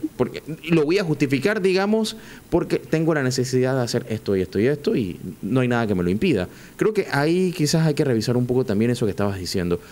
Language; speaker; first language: Spanish; native; Spanish